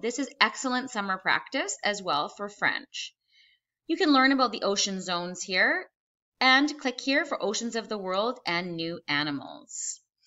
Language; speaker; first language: English; native; English